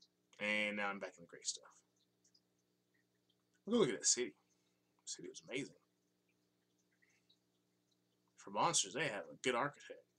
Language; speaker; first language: English; native; English